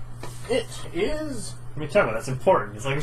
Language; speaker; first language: English; native; English